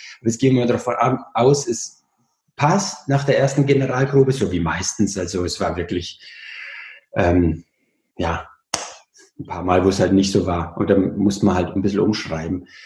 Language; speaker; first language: German; early bilingual, other home language; Italian